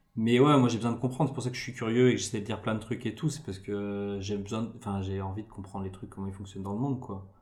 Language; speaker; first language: French; native; French